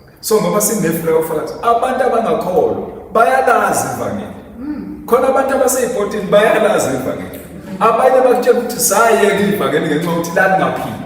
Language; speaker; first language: Zulu; native; Zulu